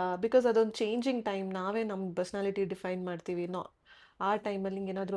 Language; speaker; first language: Kannada; native; Kannada